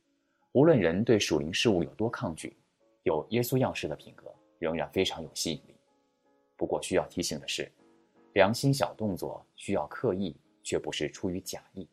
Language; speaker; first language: Chinese; native; Chinese